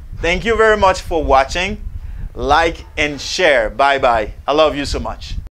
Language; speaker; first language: English; non-native, fluent; Haitian Creole